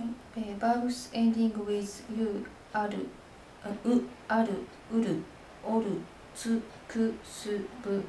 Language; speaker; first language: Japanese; non-native, learner; English